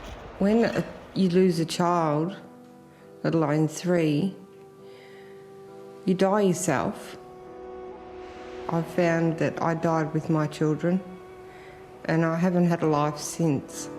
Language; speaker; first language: English; native; English